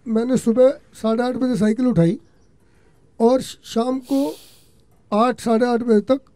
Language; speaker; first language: Hindi; native; Hindi